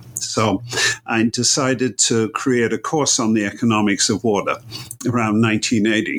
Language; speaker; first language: English; native; English